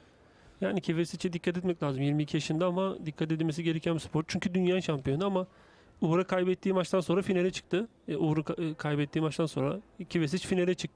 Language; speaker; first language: Turkish; native; Turkish